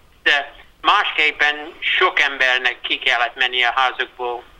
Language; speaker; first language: Hungarian; early bilingual, heritage; Hungarian